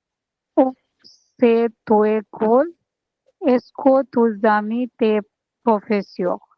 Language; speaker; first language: French; non-native, learner; Bangla